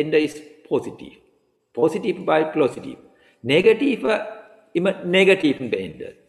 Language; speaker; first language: German; non-native, learner; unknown